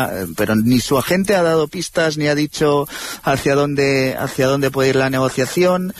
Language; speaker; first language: Spanish; native; Spanish